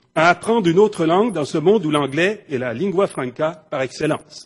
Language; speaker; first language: French; native; French